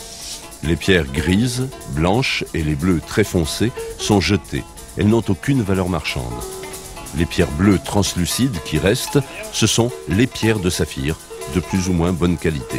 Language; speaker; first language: French; native; French